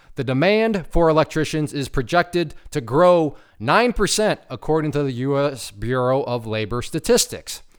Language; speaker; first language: English; native; English